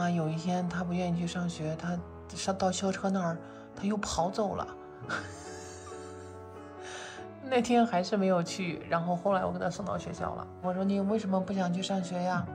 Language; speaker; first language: Chinese; native; Chinese